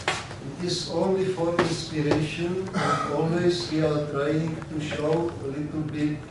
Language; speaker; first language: English; non-native, learner; Czech